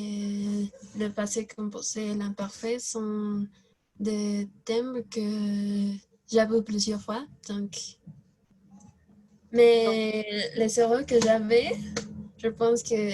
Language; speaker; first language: French; non-native, learner; Spanish